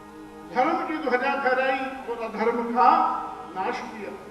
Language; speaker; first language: Hindi; native; Hindi